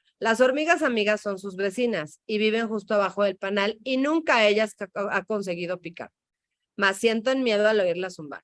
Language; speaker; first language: Spanish; native; Spanish